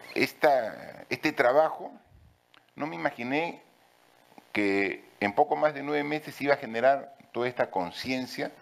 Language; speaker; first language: Spanish; native; Spanish